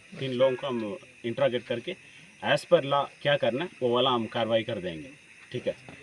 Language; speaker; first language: Hindi; non-native, local second language; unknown